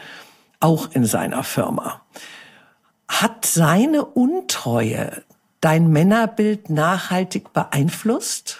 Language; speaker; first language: German; native; German